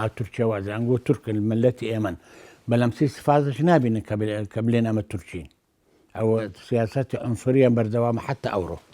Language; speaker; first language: Central Kurdish; non-native, local second language; Azerbaijani